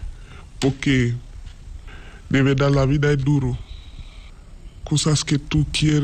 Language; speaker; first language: Spanish; non-native, learner; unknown